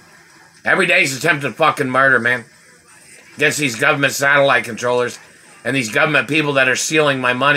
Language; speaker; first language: English; native; English